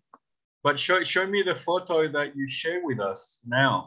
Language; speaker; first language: English; non-native, learner; Spanish